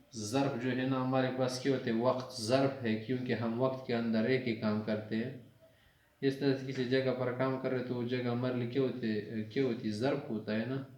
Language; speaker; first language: Urdu; non-native, local second language; Pashto